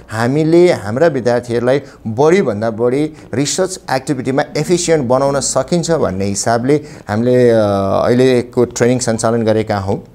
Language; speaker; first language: Nepali; native; Nepali